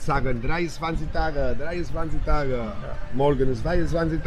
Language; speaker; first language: German; non-native, learner; Spanish